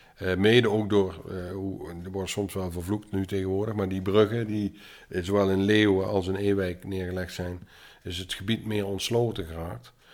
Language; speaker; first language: Dutch; native; Dutch